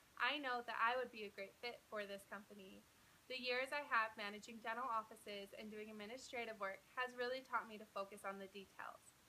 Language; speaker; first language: English; native; English